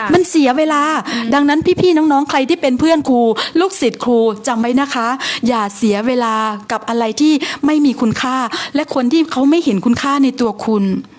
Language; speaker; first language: Thai; native; Thai